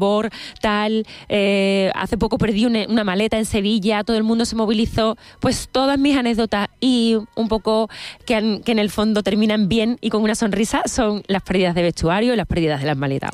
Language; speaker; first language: Spanish; native; Spanish